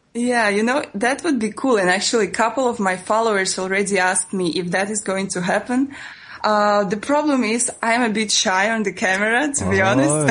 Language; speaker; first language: English; non-native, fluent; Russian